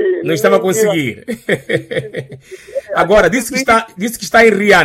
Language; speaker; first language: Portuguese; non-native, local second language; Makhuwa